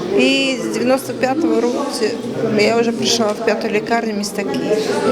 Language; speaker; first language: Ukrainian; non-native, fluent; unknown